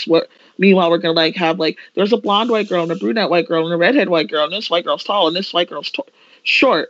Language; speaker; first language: English; native; English